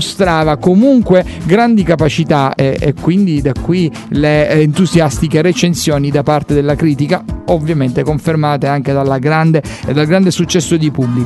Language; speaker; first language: Italian; native; Italian